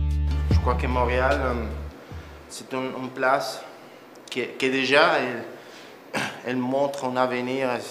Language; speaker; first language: French; non-native, fluent; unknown